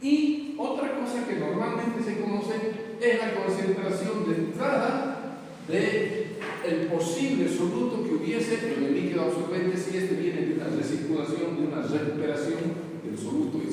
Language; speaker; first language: Spanish; native; Spanish